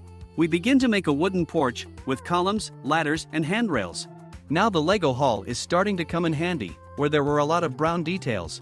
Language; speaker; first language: English; non-native, fluent; Russian